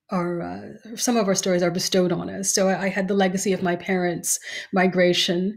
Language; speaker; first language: English; native; English